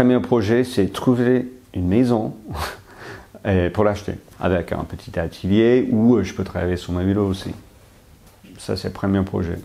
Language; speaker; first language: French; non-native, fluent; English